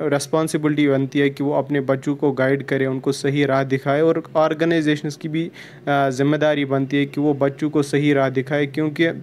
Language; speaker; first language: Hindi; non-native, local second language; Kashmiri